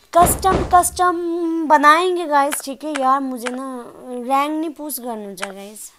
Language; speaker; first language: Hindi; non-native, local second language; Nepali